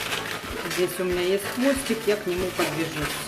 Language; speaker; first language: Russian; native; Russian